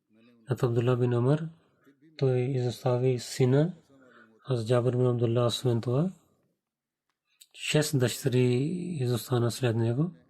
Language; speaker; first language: Bulgarian; non-native, learner; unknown